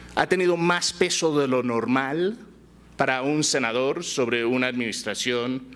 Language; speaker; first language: Spanish; early bilingual, heritage; Spanish